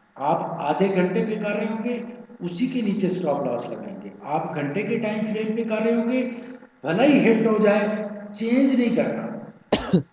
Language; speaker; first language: Urdu; non-native, local second language; Punjabi